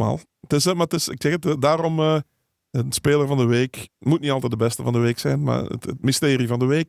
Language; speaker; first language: Dutch; native; Dutch